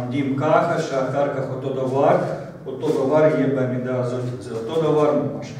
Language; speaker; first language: Hebrew; non-native, fluent; Russian